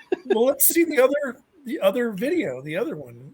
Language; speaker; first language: English; native; English